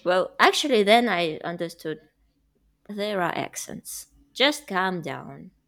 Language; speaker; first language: English; non-native, fluent; Russian